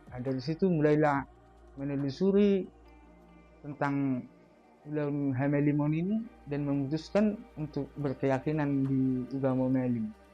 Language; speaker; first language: Indonesian; native; Indonesian